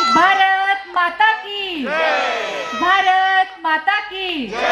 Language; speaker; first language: Hindi; non-native, local second language; Marathi